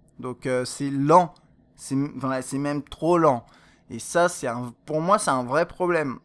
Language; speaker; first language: French; native; French